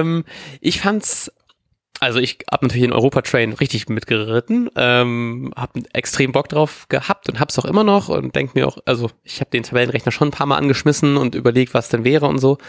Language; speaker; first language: German; native; German